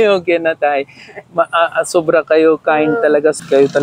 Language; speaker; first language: Filipino; non-native, learner; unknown